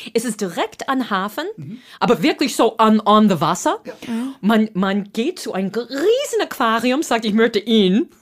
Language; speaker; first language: German; non-native, fluent; English